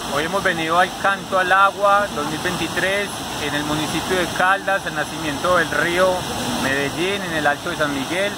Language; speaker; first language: Spanish; native; Spanish